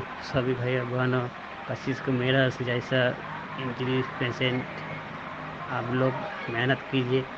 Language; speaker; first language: Hindi; non-native, local second language; Bangla